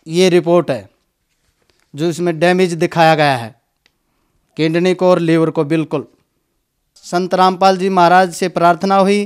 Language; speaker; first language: Hindi; native; Hindi